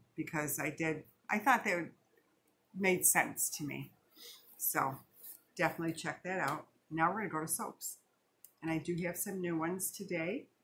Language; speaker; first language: English; native; English